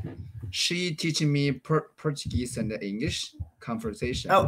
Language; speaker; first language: English; non-native, learner; Chinese